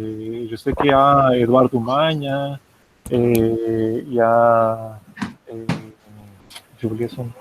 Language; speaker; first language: French; non-native, fluent; Spanish